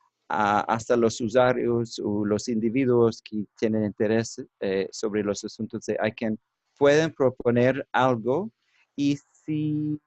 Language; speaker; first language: Spanish; non-native, learner; English